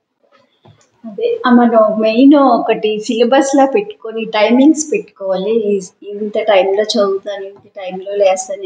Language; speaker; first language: Telugu; native; Telugu